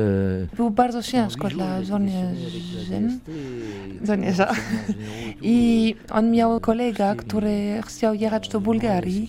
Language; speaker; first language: Polish; non-native, learner; French